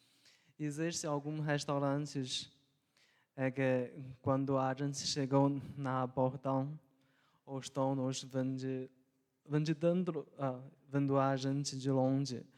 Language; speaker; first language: Portuguese; non-native, local second language; Chinese